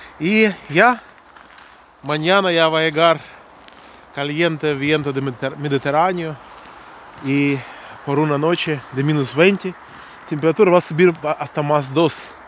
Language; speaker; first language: Spanish; non-native, learner; Ukrainian